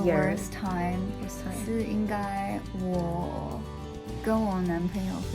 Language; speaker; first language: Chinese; early bilingual, heritage; Chinese